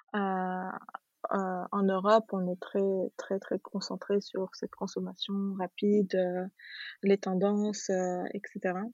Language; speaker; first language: French; non-native, local second language; Arabic